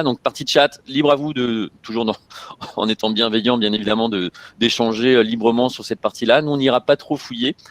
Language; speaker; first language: French; native; French